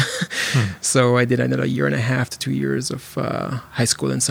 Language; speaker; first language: English; non-native, local second language; Jamaican Creole English